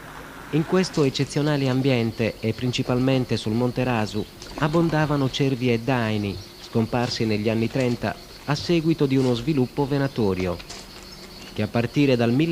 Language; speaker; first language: Italian; native; Italian